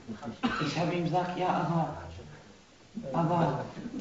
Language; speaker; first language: German; non-native, fluent; Arabic